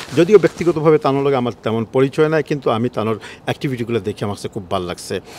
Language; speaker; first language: Bangla; native; Bangla